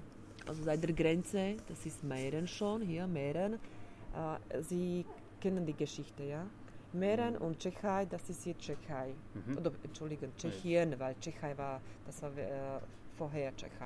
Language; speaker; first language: German; non-native, fluent; Slovak